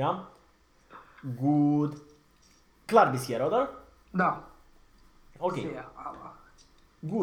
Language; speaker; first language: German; non-native, fluent; Romanian